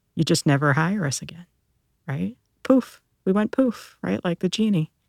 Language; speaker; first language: English; early bilingual, other home language; Filipino